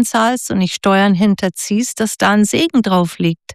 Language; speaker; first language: German; native; German